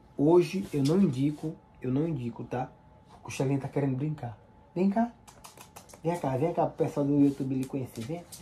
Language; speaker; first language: Portuguese; native; Portuguese